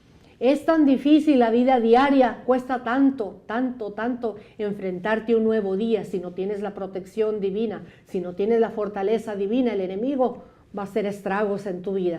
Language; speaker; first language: Spanish; native; Spanish